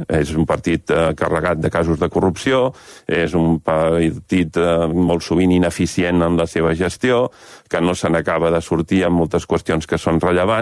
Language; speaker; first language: Catalan; native; Catalan